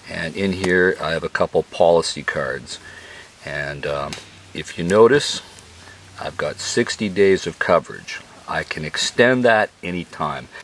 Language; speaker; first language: English; native; English